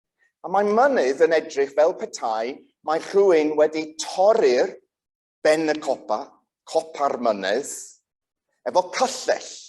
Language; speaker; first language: Welsh; non-native, local second language; English